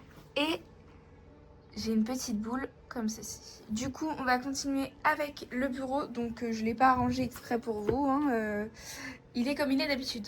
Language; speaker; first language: French; native; French